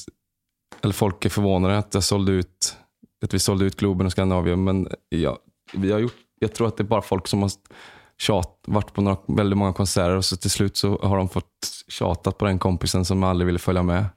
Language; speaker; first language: Swedish; native; Swedish